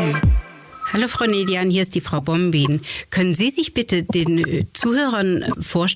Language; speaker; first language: German; native; German